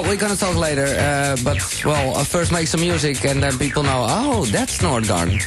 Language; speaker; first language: English; non-native, fluent; Dutch